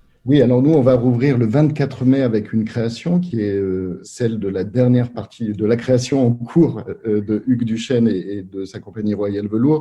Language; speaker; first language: French; native; French